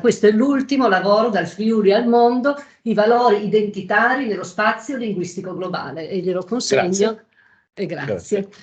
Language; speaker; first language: Italian; native; Italian